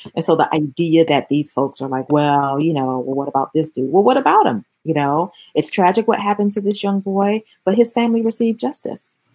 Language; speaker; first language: English; native; English